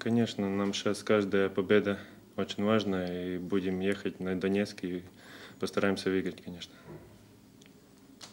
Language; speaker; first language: Russian; non-native, fluent; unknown